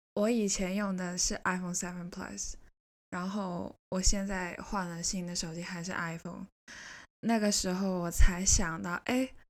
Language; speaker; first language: Chinese; non-native, local second language; Cantonese